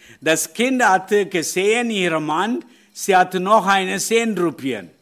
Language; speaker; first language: German; non-native, learner; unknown